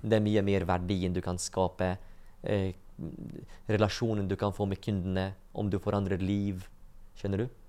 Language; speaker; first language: Norwegian; non-native, fluent; Arabic